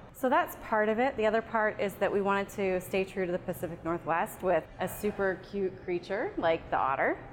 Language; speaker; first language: English; native; English